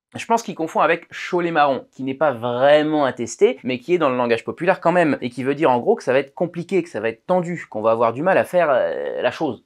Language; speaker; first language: French; native; French